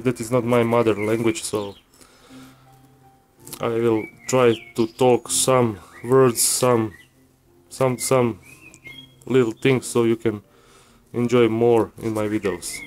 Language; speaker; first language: English; non-native, learner; Croatian